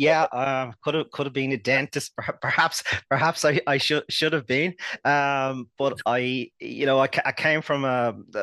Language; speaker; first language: English; native; English